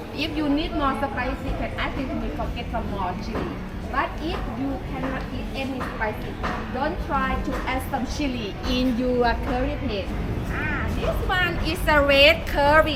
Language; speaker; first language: English; non-native, learner; Thai